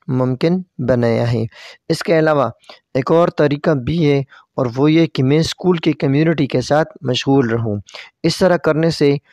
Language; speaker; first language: Urdu; non-native, local second language; Pashto